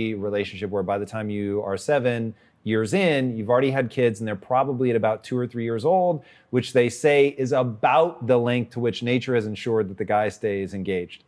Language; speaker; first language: English; native; English